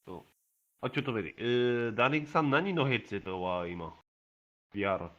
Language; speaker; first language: Japanese; non-native, learner; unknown